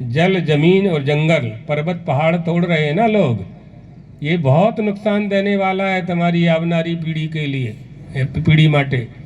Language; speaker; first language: Hindi; native; Hindi